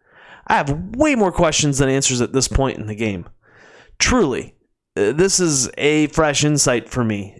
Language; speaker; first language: English; native; English